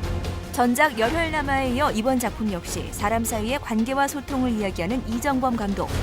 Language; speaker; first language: Korean; native; Korean